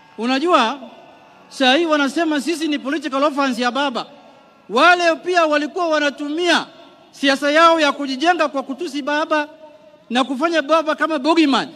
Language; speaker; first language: Swahili; non-native, local second language; Somali